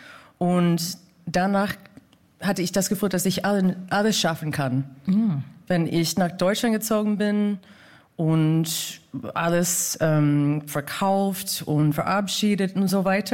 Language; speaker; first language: German; non-native, fluent; English